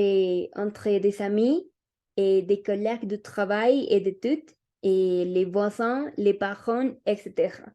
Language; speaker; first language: French; non-native, learner; Spanish